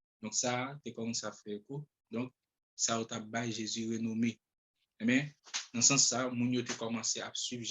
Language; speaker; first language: French; non-native, local second language; Haitian Creole